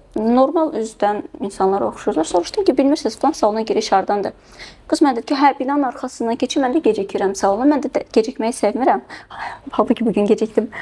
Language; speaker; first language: Azerbaijani; early bilingual, heritage; Azerbaijani